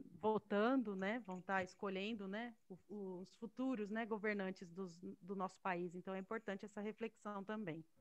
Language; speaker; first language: Portuguese; native; Portuguese